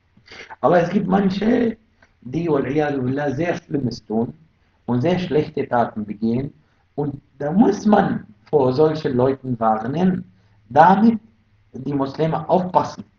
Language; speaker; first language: German; non-native, fluent; Arabic